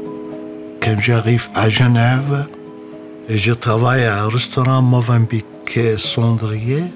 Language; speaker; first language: French; non-native, learner; Arabic